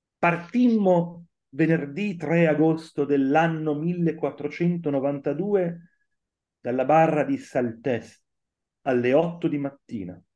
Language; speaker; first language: Italian; native; Italian